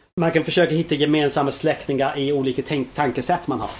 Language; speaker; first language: Swedish; non-native, fluent; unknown